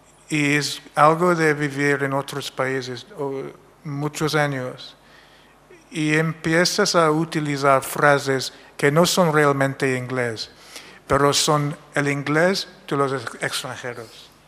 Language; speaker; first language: Spanish; non-native, fluent; English